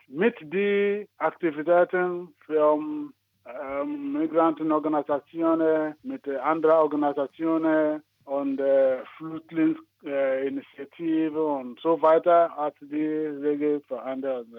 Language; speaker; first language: German; non-native, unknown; English